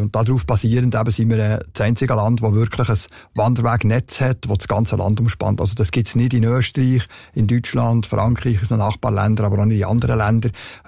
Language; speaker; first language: German; native; German